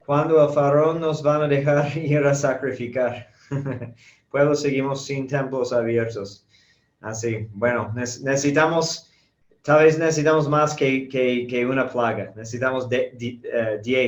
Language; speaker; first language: Spanish; non-native, fluent; English